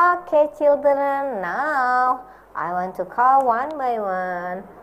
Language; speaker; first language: English; non-native, learner; Indonesian